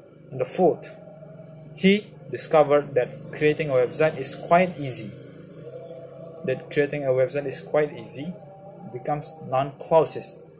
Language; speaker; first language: English; non-native, learner; Indonesian